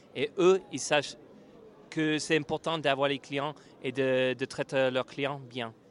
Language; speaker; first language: French; non-native, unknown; English